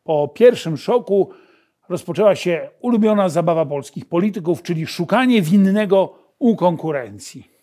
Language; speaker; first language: Polish; native; Polish